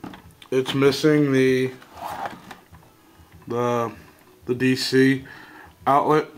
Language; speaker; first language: English; native; English